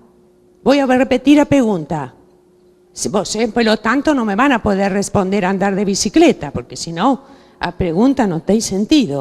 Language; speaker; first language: Portuguese; non-native, fluent; Spanish